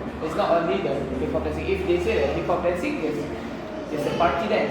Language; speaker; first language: English; non-native, fluent; Indonesian